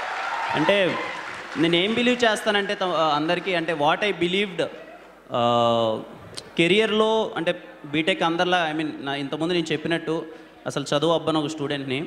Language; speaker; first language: Telugu; native; Telugu